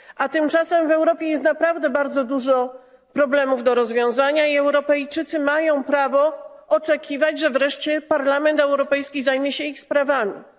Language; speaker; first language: Polish; native; Polish